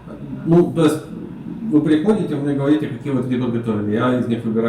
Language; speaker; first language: Russian; native; Russian